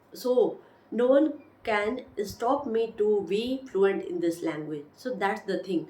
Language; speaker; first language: English; non-native, learner; Hindi